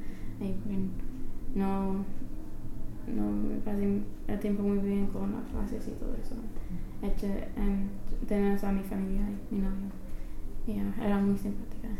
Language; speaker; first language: Spanish; non-native, fluent; English